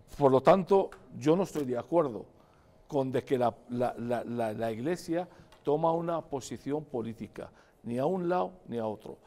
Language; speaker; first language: Spanish; non-native, fluent; Arabic